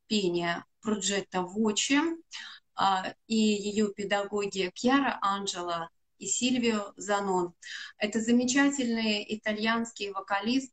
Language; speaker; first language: Russian; native; Russian